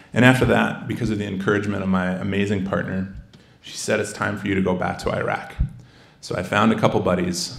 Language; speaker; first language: English; native; English